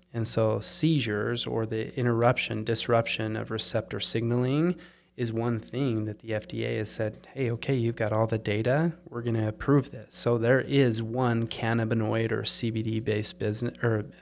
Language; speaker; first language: English; native; English